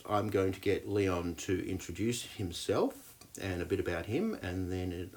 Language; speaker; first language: English; native; English